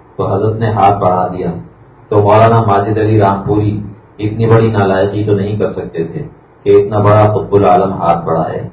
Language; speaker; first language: Urdu; native; Urdu